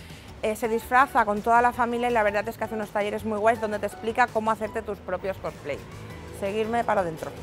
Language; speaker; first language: Spanish; native; Spanish